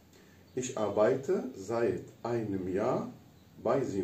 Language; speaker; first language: German; non-native, fluent; Arabic